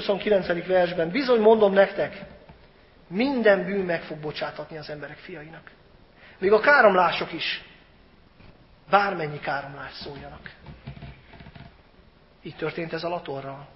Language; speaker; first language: Hungarian; native; Hungarian